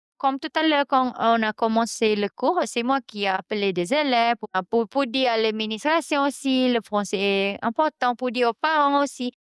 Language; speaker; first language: French; non-native, fluent; Malay